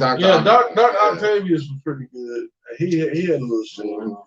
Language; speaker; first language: English; native; English